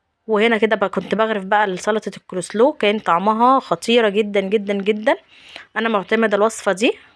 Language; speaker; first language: Arabic; native; Arabic